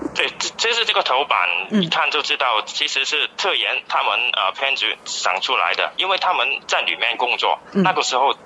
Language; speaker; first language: Chinese; non-native, fluent; Cantonese